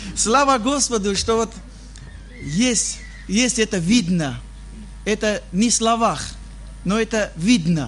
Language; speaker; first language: Russian; non-native, fluent; Armenian